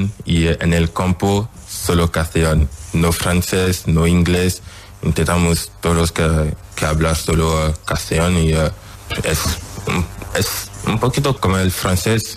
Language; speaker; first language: Spanish; non-native, learner; French